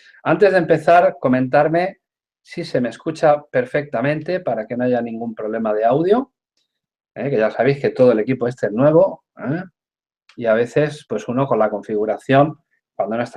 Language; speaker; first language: Spanish; native; Spanish